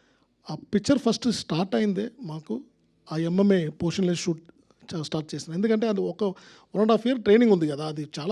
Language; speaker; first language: Telugu; non-native, fluent; Tamil